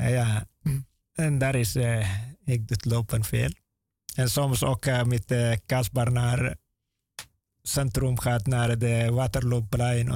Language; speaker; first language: Dutch; non-native, learner; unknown